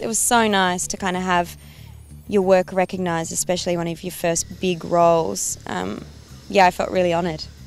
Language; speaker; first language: English; early bilingual, other home language; Portuguese